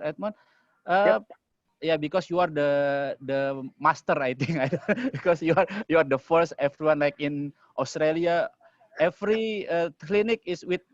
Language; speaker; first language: English; non-native, learner; Indonesian